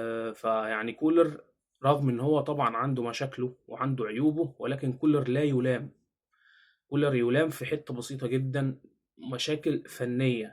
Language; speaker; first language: Arabic; native; Arabic